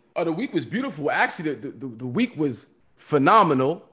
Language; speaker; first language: English; native; English